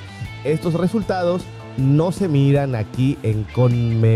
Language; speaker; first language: Spanish; native; Spanish